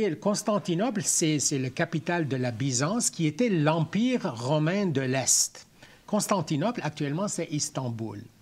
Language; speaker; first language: French; non-native, local second language; Armenian